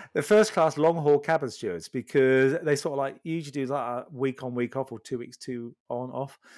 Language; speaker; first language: English; native; English